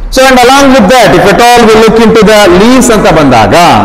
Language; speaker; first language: English; non-native, local second language; Kannada